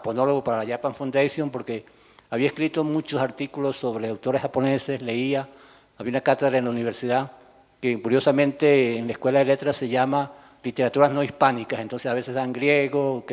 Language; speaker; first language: Spanish; native; Spanish